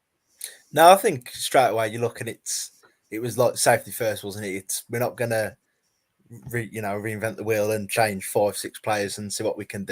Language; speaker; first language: English; native; English